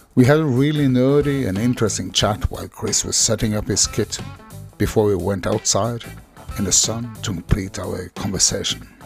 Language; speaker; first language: English; non-native, fluent; Norwegian